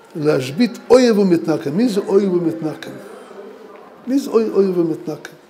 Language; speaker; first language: Hebrew; non-native, fluent; Russian